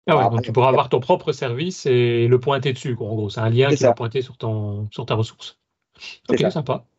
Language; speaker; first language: French; native; French